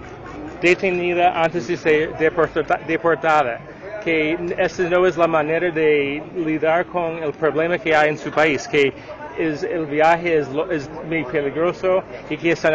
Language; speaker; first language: Spanish; non-native, fluent; English